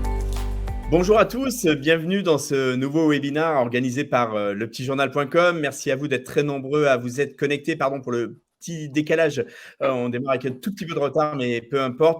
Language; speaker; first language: French; native; French